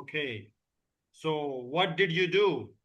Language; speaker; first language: English; non-native, fluent; Urdu